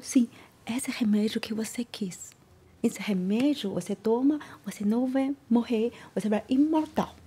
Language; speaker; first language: Portuguese; non-native, learner; Chinese